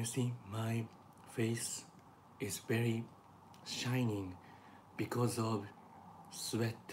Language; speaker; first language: English; non-native, learner; Japanese